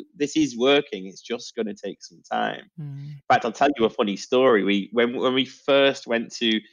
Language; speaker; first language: English; native; English